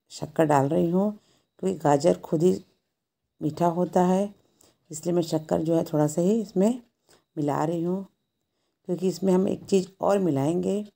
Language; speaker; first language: Hindi; native; Hindi